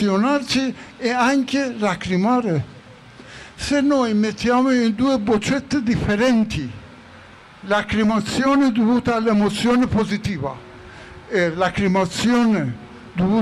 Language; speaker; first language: Italian; non-native, fluent; Persian